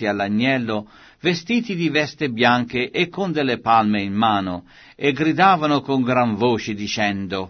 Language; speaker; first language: Italian; native; Italian